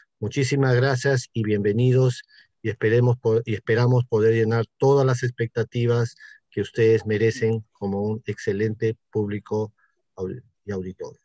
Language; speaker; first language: Spanish; native; Spanish